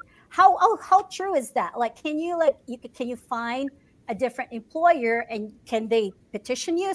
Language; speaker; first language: English; non-native, local second language; Cebuano